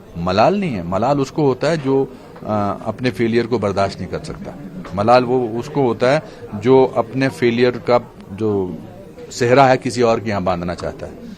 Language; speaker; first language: Hindi; native; Hindi